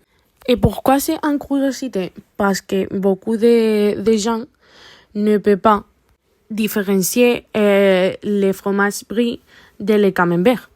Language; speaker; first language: French; non-native, learner; Spanish